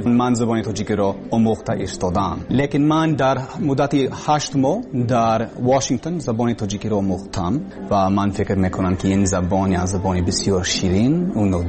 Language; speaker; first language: Persian; non-native, learner; English